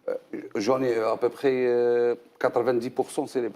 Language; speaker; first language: French; non-native, learner; Arabic